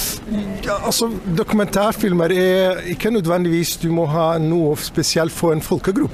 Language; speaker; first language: Norwegian; non-native, fluent; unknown